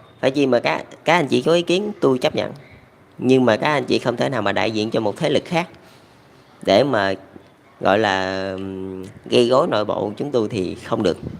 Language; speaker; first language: Vietnamese; native; Vietnamese